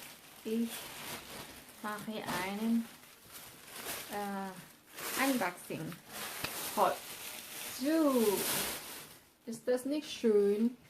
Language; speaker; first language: German; non-native, learner; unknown